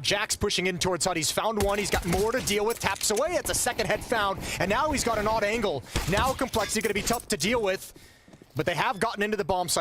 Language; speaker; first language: English; native; English